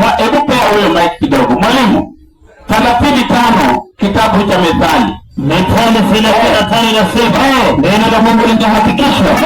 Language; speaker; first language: Swahili; non-native, local second language; Luo (Kenya and Tanzania)